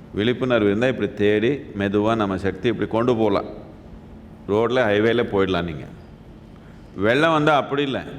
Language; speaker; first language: Tamil; non-native, local second language; Kannada